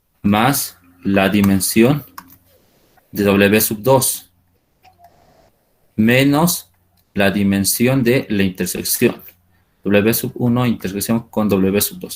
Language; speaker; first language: Spanish; native; Spanish